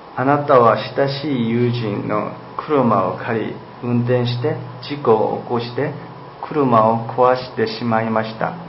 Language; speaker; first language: Japanese; non-native, fluent; Korean